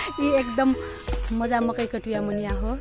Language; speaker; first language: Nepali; non-native, local second language; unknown